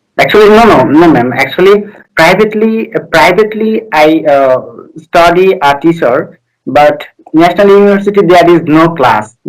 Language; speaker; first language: English; non-native, learner; Bangla